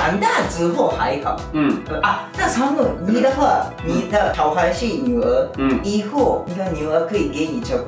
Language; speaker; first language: Chinese; non-native, learner; Japanese